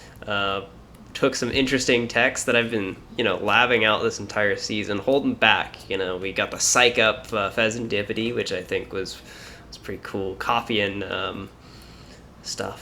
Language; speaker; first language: English; native; English